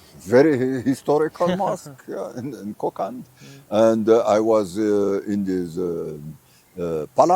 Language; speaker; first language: English; non-native, fluent; Arabic